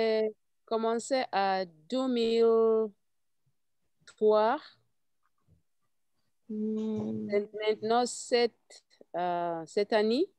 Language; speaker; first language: French; non-native, learner; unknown